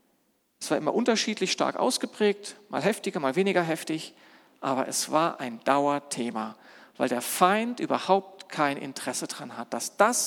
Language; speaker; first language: German; native; German